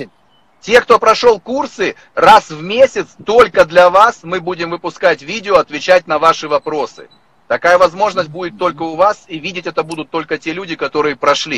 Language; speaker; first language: Russian; native; Russian